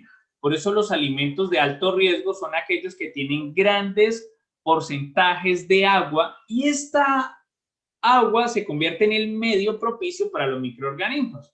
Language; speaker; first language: Spanish; native; Spanish